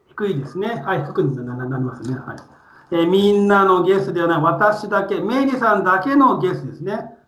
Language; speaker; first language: Japanese; non-native, fluent; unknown